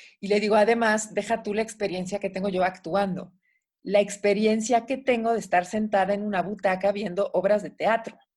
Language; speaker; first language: Spanish; non-native, fluent; French